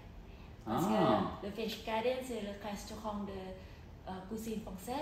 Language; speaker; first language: French; non-native, fluent; Thai